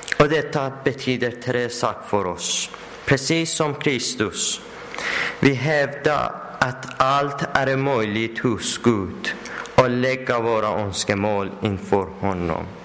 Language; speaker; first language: Swedish; non-native, learner; Persian